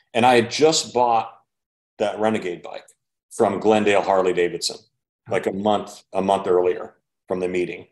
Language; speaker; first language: English; native; English